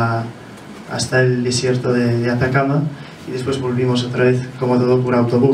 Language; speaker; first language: Spanish; non-native, fluent; English